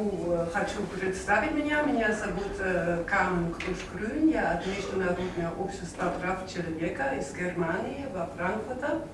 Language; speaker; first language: Russian; non-native, learner; German